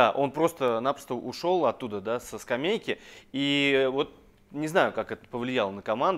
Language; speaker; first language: Russian; native; Russian